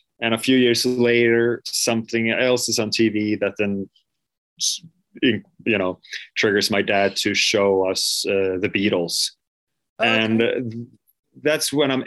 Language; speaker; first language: English; non-native, fluent; Swedish